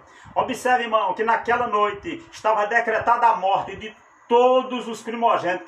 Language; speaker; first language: Portuguese; native; Portuguese